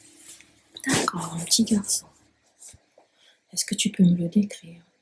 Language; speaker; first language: French; native; French